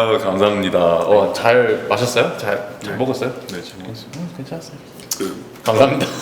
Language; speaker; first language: Korean; non-native, fluent; English